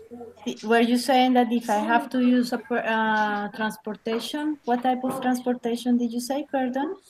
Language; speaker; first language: English; non-native, learner; Spanish